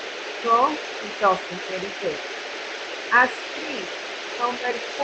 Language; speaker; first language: English; non-native, fluent; Spanish